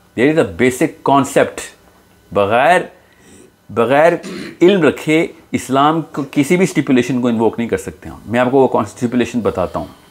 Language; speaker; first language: Urdu; native; Urdu